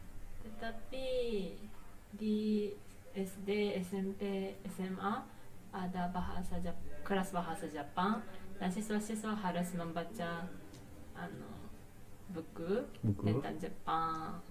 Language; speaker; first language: Indonesian; non-native, learner; Japanese